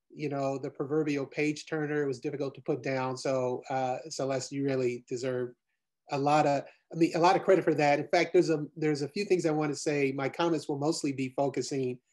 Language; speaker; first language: English; native; English